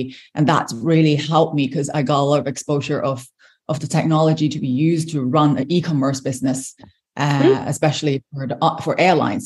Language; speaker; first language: English; non-native, local second language; Cantonese